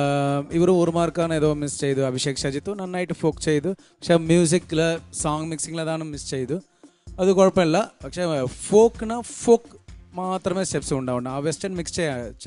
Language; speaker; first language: Malayalam; non-native, local second language; Tamil